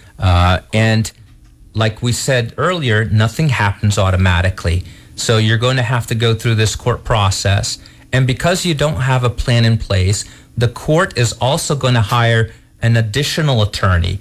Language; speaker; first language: English; early bilingual, other home language; Portuguese